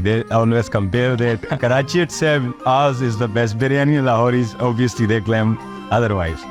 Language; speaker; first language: English; non-native, local second language; Urdu